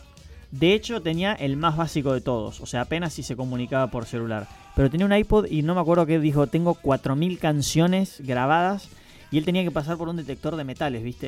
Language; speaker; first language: Spanish; native; Spanish